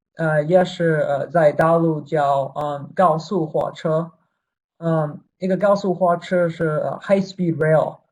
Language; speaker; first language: Chinese; non-native, learner; English